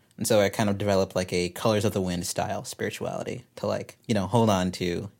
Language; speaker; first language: English; native; English